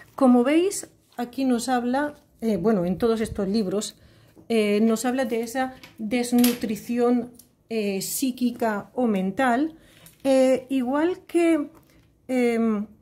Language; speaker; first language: Spanish; native; Spanish